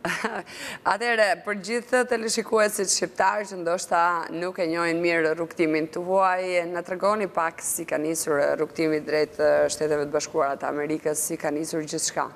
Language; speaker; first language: Albanian; native; Albanian